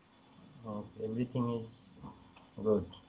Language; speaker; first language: English; non-native, learner; Bangla